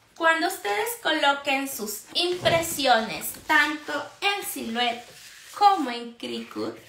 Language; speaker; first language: Spanish; native; Spanish